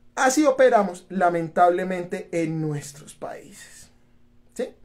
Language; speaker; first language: Spanish; native; Spanish